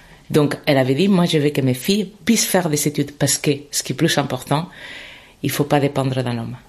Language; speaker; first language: French; non-native, fluent; Spanish